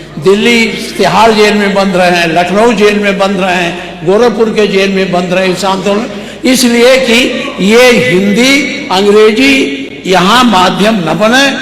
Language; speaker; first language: Hindi; native; Hindi